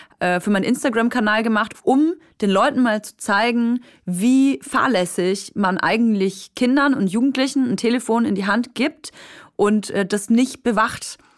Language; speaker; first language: German; native; German